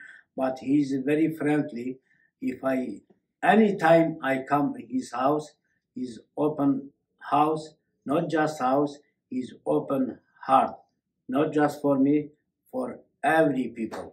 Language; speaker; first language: English; non-native, learner; Kurdish